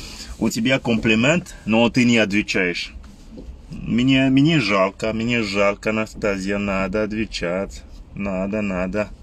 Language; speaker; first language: Russian; non-native, learner; Lingala